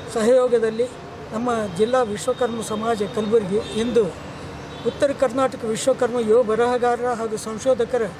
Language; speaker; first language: Kannada; native; Kannada